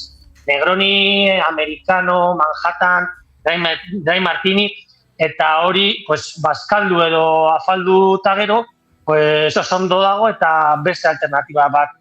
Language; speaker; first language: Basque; non-native, local second language; Spanish